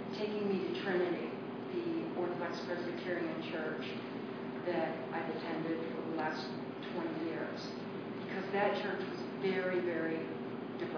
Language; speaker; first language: English; native; English